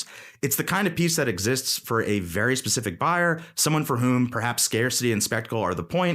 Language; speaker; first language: English; native; English